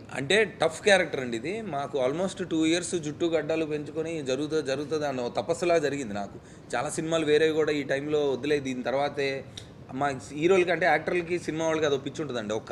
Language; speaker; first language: Telugu; native; Telugu